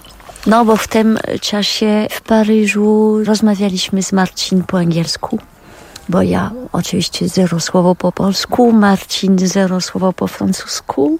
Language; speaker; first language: Polish; non-native, learner; French